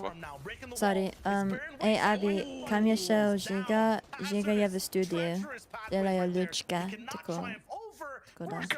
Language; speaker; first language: Slovenian; early bilingual, heritage; Slovenian